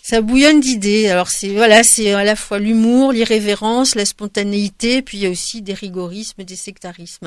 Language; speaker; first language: French; native; French